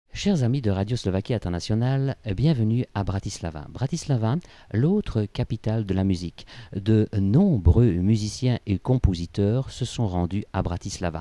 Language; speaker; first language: French; native; French